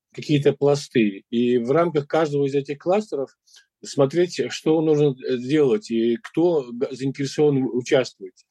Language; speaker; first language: Russian; non-native, local second language; Uzbek